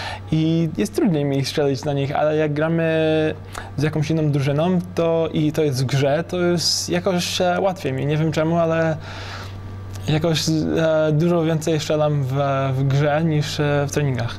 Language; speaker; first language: Polish; early bilingual, heritage; English